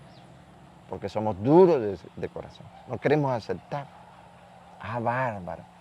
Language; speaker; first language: Spanish; native; Spanish